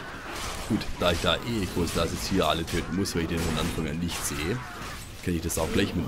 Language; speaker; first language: German; native; German